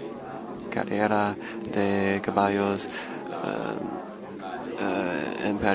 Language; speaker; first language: Spanish; non-native, learner; English